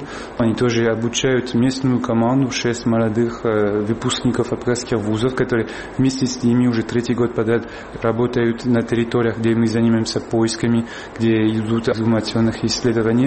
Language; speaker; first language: Russian; non-native, fluent; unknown